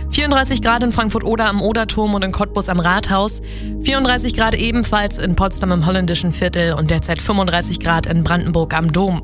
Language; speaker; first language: German; native; German